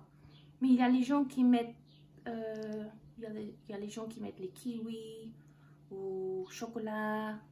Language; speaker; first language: French; non-native, learner; English